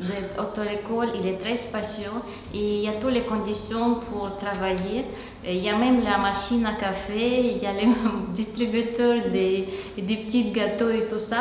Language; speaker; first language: French; non-native, fluent; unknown